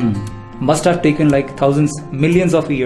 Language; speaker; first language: English; non-native, fluent; Hindi